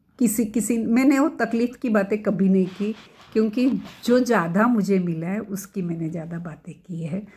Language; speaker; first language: Hindi; non-native, local second language; Marathi